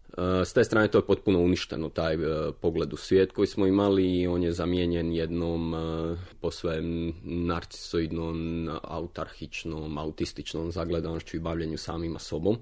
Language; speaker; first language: Croatian; native; Croatian